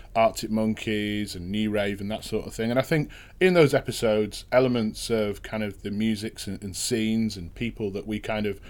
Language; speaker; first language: English; native; English